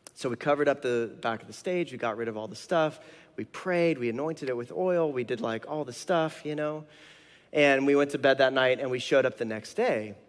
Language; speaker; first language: English; native; English